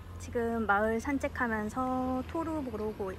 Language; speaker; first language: Korean; native; Korean